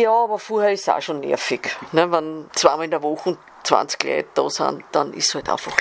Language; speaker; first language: German; native; German